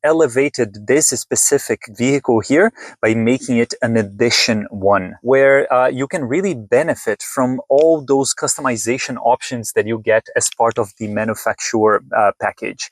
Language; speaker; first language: English; native; English